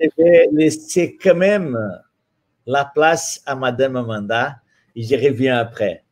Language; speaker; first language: French; non-native, fluent; Portuguese